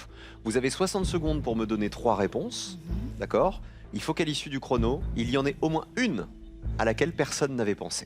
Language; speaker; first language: French; native; French